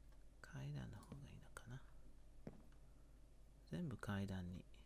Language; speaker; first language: Japanese; non-native, learner; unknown